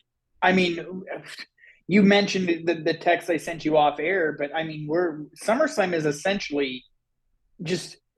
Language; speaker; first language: English; native; English